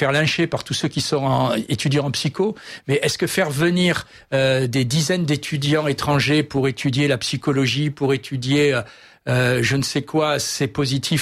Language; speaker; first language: French; native; French